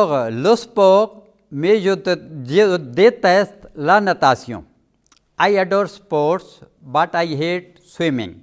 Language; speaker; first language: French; non-native, fluent; Urdu